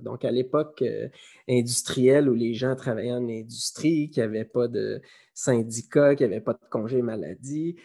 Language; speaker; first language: French; native; French